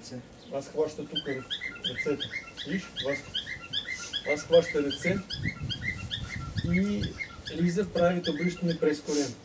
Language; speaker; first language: Bulgarian; non-native, learner; Russian